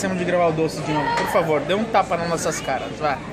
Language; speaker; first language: Portuguese; native; Portuguese